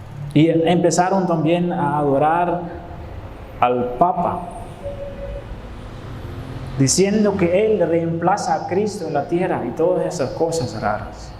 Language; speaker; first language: Spanish; non-native, fluent; Dutch